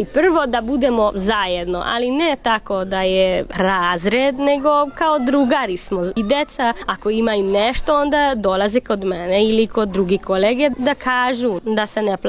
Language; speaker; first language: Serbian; non-native, local second language; Hungarian